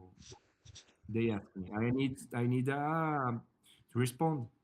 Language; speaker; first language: English; non-native, learner; Portuguese